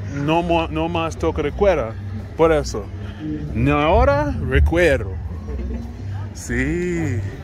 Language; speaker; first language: Spanish; non-native, learner; English